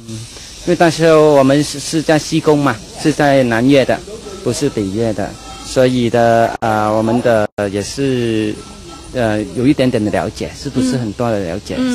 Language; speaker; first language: Chinese; early bilingual, heritage; Chinese